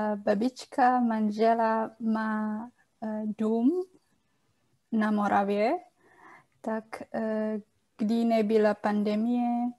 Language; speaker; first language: Czech; non-native, learner; Indonesian